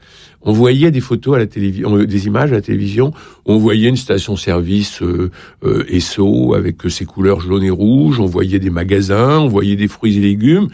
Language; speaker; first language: French; native; French